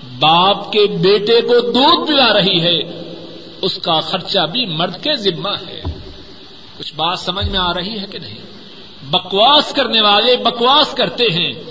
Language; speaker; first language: Urdu; non-native, local second language; Punjabi